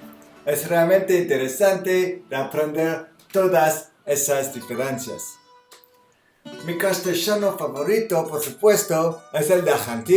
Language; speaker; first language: Spanish; non-native, fluent; French